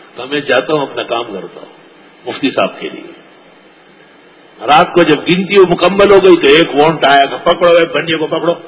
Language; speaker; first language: Urdu; non-native, local second language; Pashto